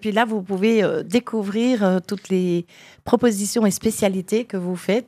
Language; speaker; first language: French; native; French